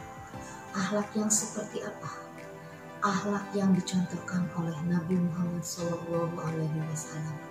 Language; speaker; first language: Indonesian; native; Indonesian